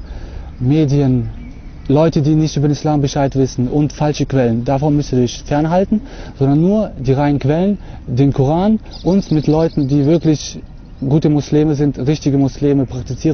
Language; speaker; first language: German; early bilingual, other home language; Russian